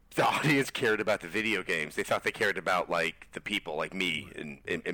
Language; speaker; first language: English; native; English